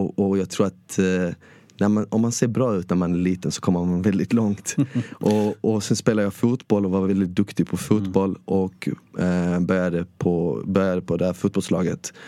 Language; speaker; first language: Swedish; early bilingual, other home language; Bosnian